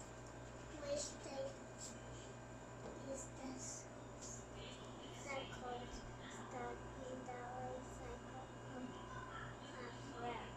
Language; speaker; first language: English; non-native, learner; Spanish